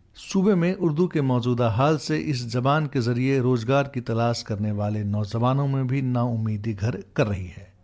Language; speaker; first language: Urdu; native; Urdu